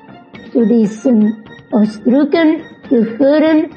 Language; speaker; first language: German; non-native, fluent; Indonesian